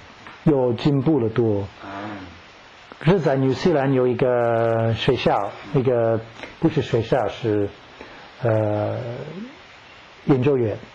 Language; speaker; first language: Chinese; non-native, fluent; English